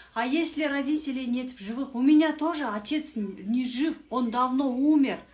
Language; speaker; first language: Russian; non-native, local second language; Kyrgyz